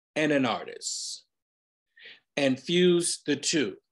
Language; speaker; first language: English; native; English